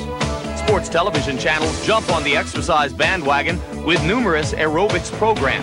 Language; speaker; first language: English; native; English